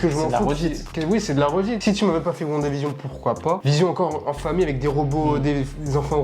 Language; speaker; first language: French; native; French